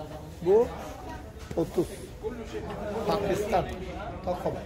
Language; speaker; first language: Turkish; non-native, learner; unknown